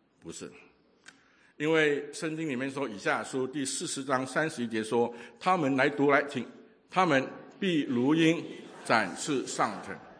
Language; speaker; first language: Chinese; non-native, local second language; Cantonese